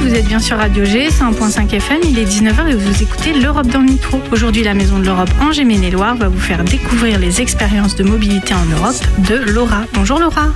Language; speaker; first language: French; native; French